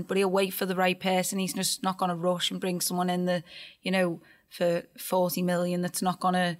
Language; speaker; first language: English; native; English